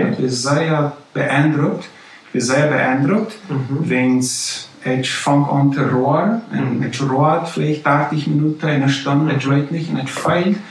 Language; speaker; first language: German; non-native, learner; Plautdietsch